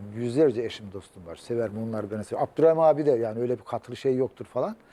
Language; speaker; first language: Turkish; native; Turkish